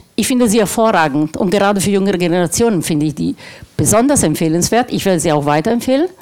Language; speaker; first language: German; non-native, fluent; Italian